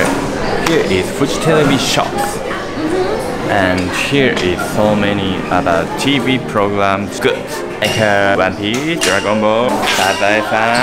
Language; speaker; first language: English; non-native, learner; Japanese